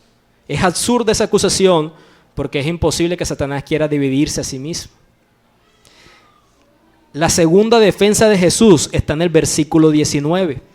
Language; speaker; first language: Spanish; native; Spanish